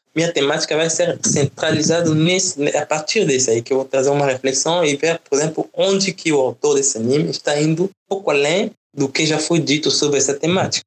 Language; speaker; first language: Portuguese; non-native, fluent; French